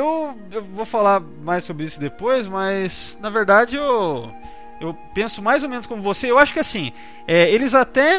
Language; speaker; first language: Portuguese; native; Portuguese